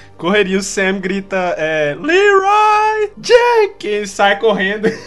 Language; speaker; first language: Portuguese; native; Portuguese